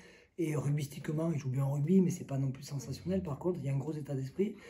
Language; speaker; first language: French; native; French